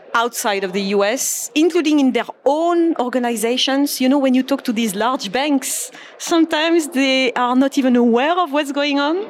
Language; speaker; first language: English; non-native, fluent; French